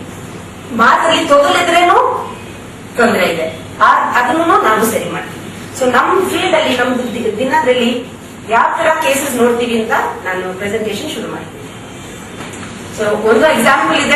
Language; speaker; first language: Kannada; non-native, local second language; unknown